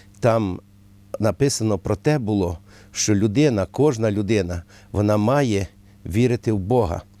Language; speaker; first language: Ukrainian; native; Ukrainian